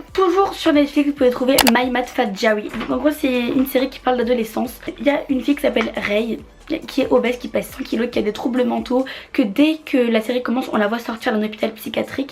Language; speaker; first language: French; native; French